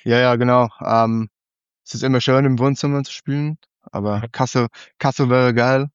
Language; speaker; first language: German; non-native, learner; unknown